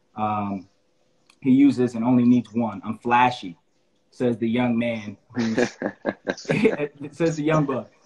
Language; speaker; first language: English; native; English